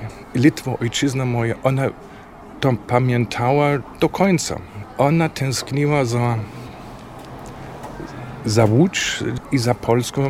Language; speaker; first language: Polish; non-native, learner; German